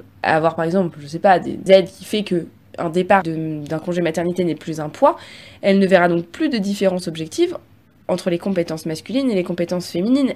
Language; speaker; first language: French; native; French